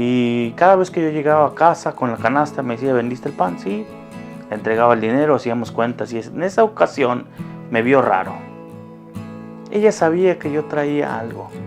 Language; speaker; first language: Spanish; native; Spanish